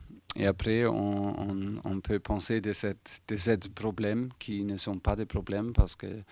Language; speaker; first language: French; non-native, fluent; German